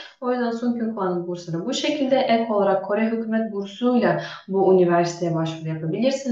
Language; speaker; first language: Turkish; non-native, fluent; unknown